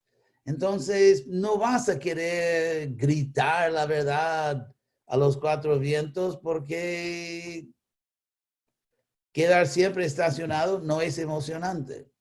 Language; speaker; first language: Spanish; non-native, fluent; English